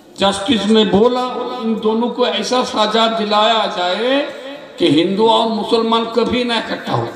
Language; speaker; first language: Hindi; non-native, local second language; Bangla